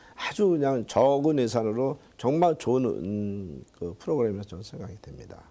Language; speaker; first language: Korean; native; Korean